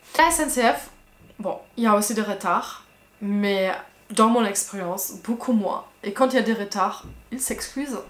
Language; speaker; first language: French; non-native, fluent; German